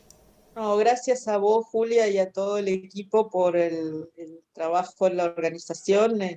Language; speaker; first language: Spanish; native; Spanish